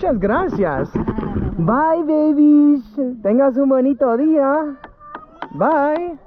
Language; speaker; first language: Spanish; early bilingual, heritage; English